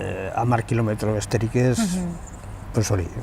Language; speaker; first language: Basque; non-native, local second language; Spanish